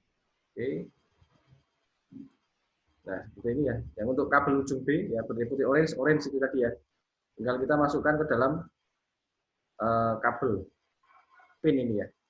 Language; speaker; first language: Indonesian; native; Indonesian